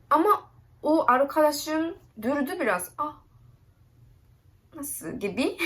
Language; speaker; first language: Turkish; non-native, learner; Japanese